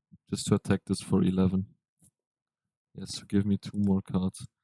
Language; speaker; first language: English; non-native, fluent; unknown